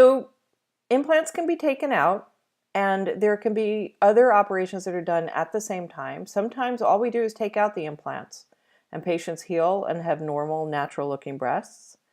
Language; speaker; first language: English; native; English